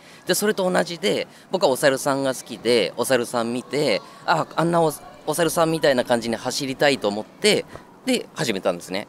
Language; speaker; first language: Japanese; native; Japanese